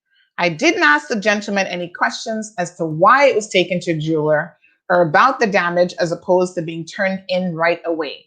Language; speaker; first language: English; native; English